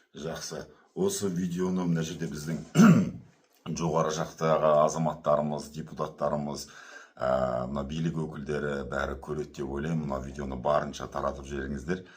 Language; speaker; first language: Kazakh; native; Kazakh